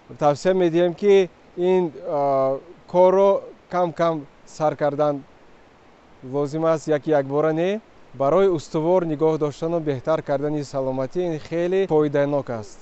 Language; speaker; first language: Tajik; native; Tajik